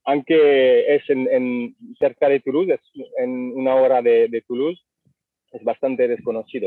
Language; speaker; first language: Spanish; non-native, fluent; French